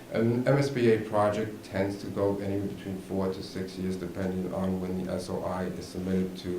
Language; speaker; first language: English; native; English